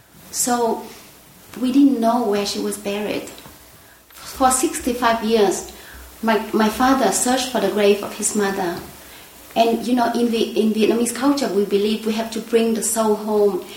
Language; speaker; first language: English; non-native, fluent; Vietnamese